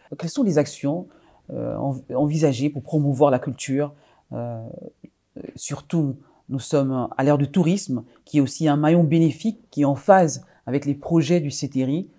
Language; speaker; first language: French; native; French